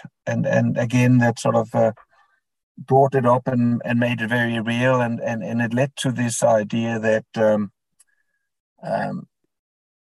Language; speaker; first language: English; non-native, fluent; Danish